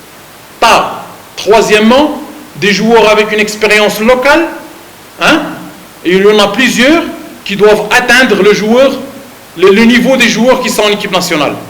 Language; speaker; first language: French; non-native, fluent; Arabic